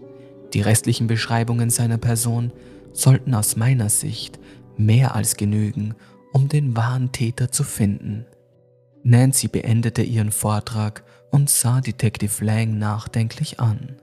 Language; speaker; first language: German; native; German